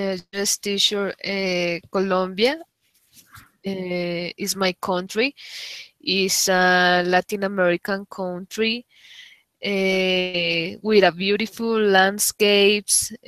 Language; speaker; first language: English; non-native, learner; Spanish